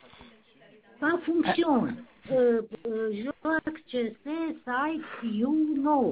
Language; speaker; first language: French; non-native, learner; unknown